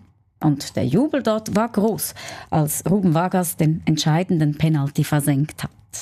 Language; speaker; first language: German; native; German